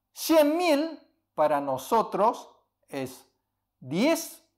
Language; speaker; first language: Spanish; early bilingual, other home language; Chinese